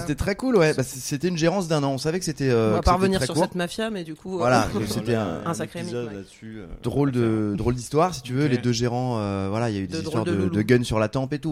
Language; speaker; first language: French; native; French